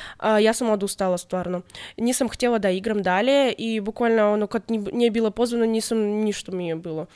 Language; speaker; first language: Serbian; non-native, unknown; Russian